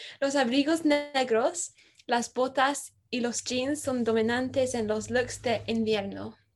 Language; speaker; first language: Spanish; non-native, learner; English